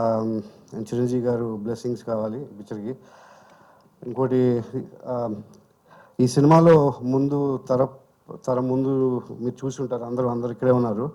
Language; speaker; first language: Telugu; native; Telugu